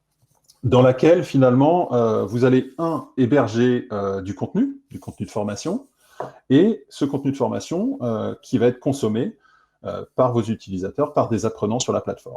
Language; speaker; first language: French; native; French